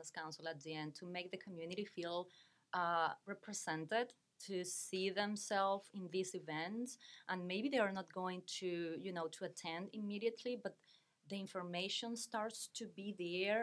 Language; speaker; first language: English; non-native, fluent; Spanish